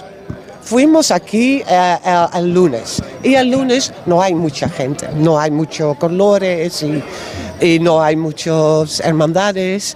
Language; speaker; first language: Spanish; non-native, learner; Dutch